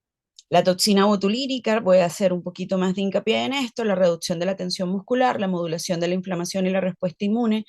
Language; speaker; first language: Spanish; native; Spanish